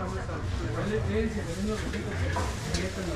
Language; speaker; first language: Spanish; native; Spanish